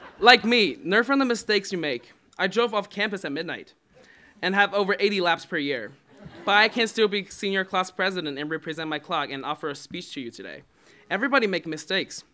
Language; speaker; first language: English; non-native, fluent; Chinese